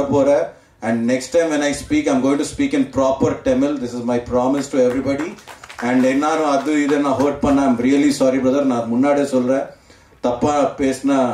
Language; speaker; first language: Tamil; non-native, learner; Telugu